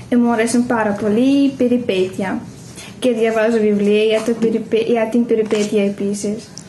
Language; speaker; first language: Greek; non-native, learner; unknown